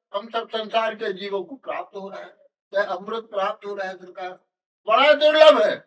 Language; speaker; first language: Hindi; native; Hindi